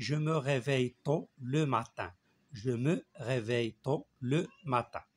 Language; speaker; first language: French; non-native, local second language; Arabic